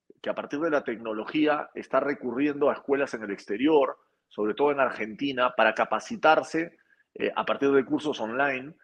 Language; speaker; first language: Spanish; native; Spanish